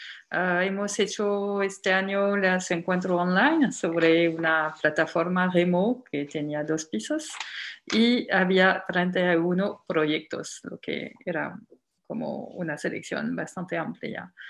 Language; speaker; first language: Spanish; non-native, fluent; French